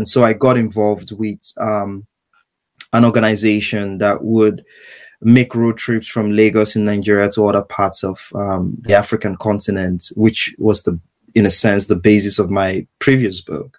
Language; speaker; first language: English; non-native, local second language; Igbo